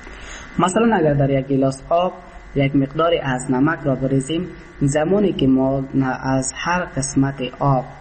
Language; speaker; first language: Persian; native; Persian